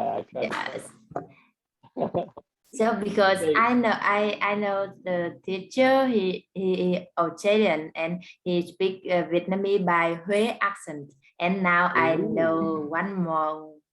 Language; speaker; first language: English; non-native, learner; Vietnamese